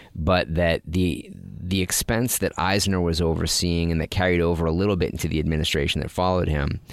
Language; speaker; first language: English; native; English